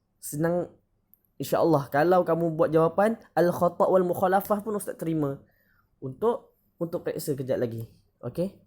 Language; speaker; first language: Malay; native; Malay